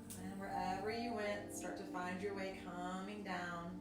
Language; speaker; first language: English; native; English